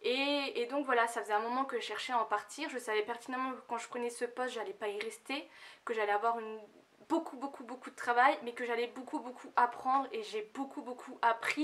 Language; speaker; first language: French; native; French